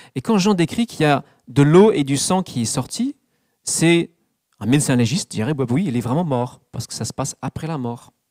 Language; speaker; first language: French; non-native, fluent; English